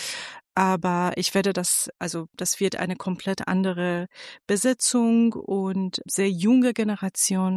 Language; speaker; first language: German; non-native, fluent; Persian